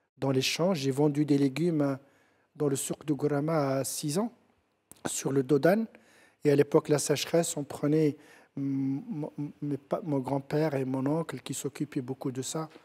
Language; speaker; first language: French; non-native, local second language; Central Atlas Tamazight